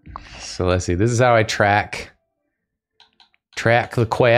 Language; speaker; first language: English; native; English